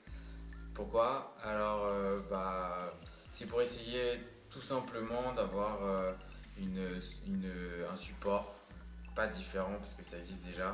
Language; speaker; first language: French; native; French